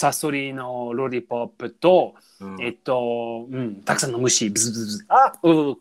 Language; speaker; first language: Japanese; non-native, learner; English